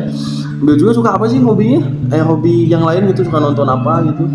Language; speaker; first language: Indonesian; native; Indonesian